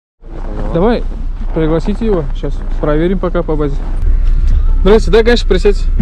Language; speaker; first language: Russian; native; Russian